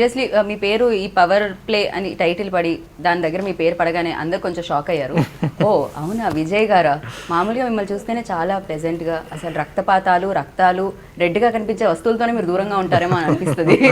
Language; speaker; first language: Telugu; native; Telugu